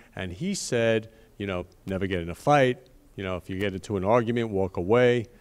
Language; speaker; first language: English; native; English